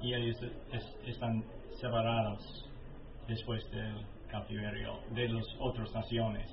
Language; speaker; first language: Spanish; non-native, learner; English